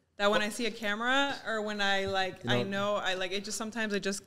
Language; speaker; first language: English; early bilingual, other home language; Spanish